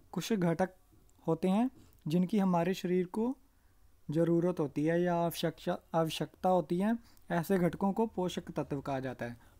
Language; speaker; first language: Hindi; non-native, local second language; Punjabi